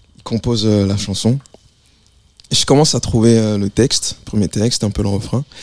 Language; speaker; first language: French; native; French